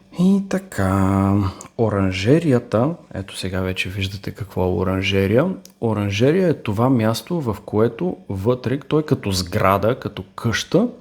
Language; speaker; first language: Bulgarian; native; Bulgarian